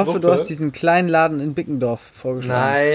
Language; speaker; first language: German; native; German